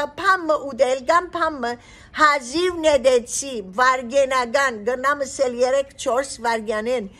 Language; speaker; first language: Armenian; early bilingual, heritage; Armenian